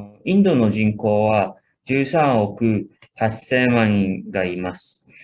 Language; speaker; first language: Japanese; non-native, fluent; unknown